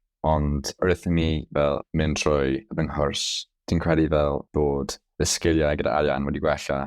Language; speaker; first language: Welsh; non-native, local second language; English